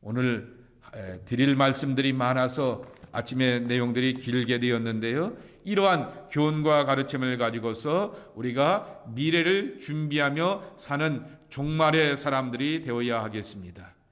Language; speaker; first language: Korean; native; Korean